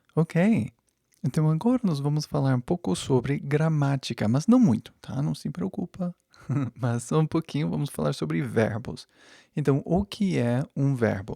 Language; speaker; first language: Portuguese; non-native, fluent; English